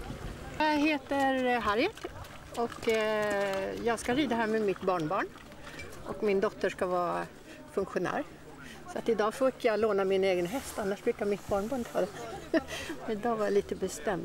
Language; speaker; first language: Swedish; native; Swedish